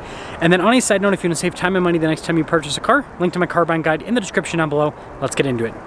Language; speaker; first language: English; native; English